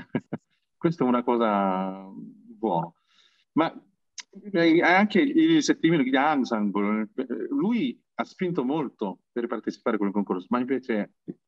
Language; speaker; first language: Italian; non-native, learner; Korean